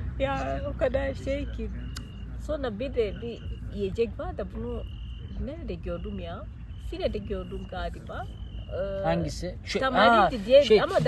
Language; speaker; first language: Turkish; non-native, fluent; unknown